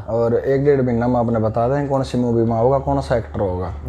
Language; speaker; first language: Hindi; native; Hindi